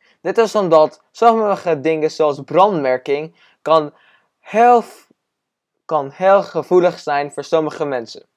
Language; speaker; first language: Dutch; non-native, learner; English